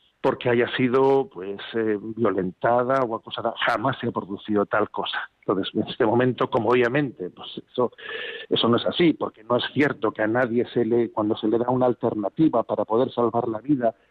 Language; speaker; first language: Spanish; native; Spanish